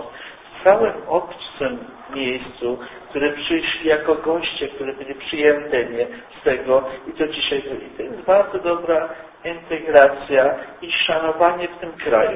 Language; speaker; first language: Polish; early bilingual, heritage; Polish